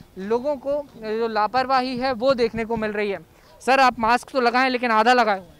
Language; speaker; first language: Hindi; native; Hindi